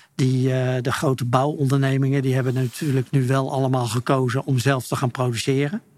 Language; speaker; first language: Dutch; native; Dutch